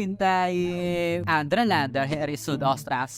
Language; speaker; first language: Swedish; non-native, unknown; Filipino